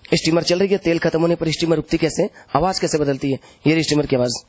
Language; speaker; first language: Hindi; native; Hindi